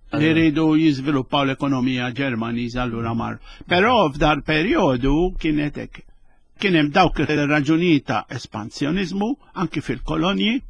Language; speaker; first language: Maltese; early bilingual, other home language; Spanish